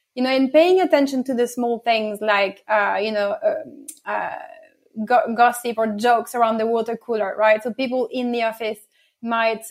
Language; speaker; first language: English; non-native, fluent; French